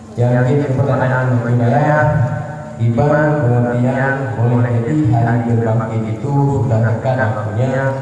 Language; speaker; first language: Malay; non-native, local second language; Achinese